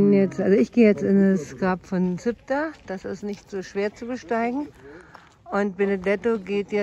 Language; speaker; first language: German; native; German